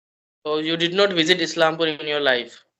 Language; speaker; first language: English; non-native, learner; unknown